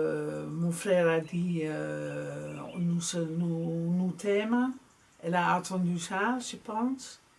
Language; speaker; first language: French; non-native, fluent; Dutch